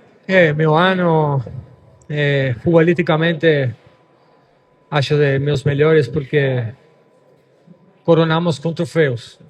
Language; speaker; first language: Portuguese; non-native, fluent; Spanish